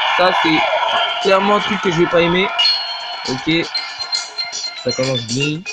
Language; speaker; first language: French; native; French